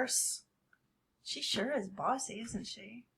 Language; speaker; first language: English; native; English